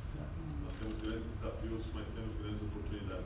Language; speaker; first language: Portuguese; native; Portuguese